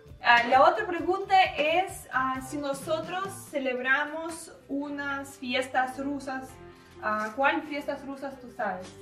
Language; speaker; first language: Spanish; non-native, learner; Russian